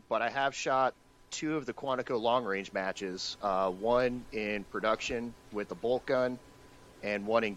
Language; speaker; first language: English; native; English